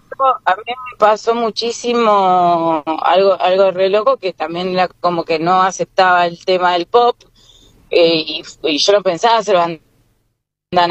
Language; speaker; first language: Spanish; native; Spanish